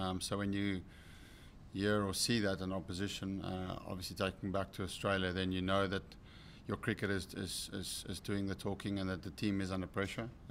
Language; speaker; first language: English; non-native, local second language; Afrikaans